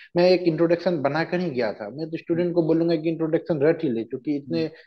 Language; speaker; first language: Hindi; native; Hindi